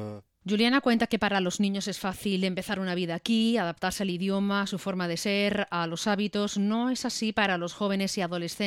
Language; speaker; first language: Spanish; native; Spanish